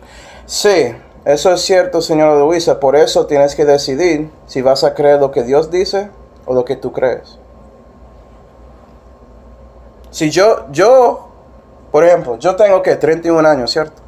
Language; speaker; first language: Spanish; non-native, fluent; English